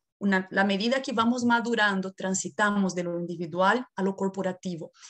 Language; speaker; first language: Spanish; non-native, fluent; Portuguese